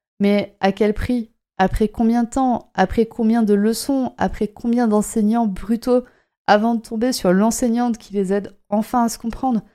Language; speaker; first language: French; native; French